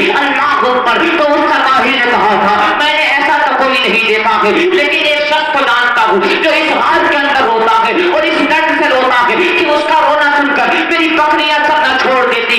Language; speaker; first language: Urdu; native; Urdu